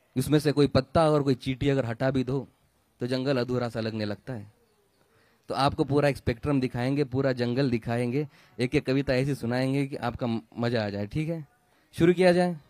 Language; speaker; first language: Hindi; non-native, local second language; Marathi